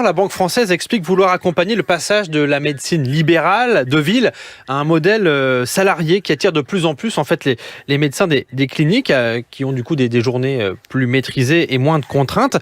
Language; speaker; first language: French; native; French